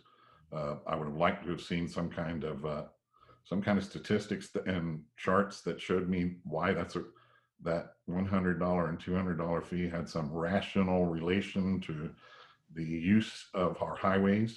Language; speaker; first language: English; native; English